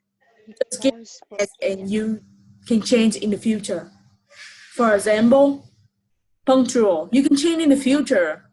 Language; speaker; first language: English; non-native, fluent; Vietnamese